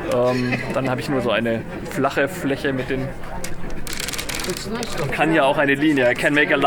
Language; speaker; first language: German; native; German